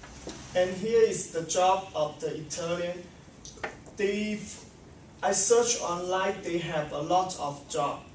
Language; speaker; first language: English; non-native, learner; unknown